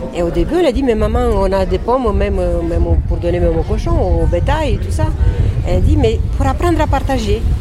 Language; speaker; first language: French; non-native, fluent; Romanian